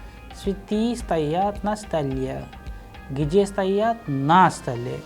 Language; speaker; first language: Russian; non-native, fluent; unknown